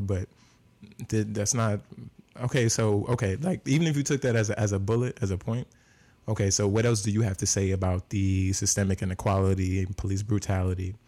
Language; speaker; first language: English; native; English